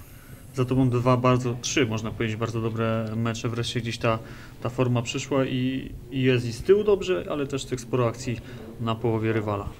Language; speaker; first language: Polish; native; Polish